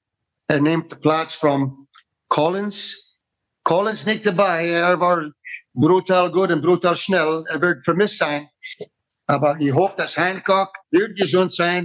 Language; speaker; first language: German; non-native, fluent; English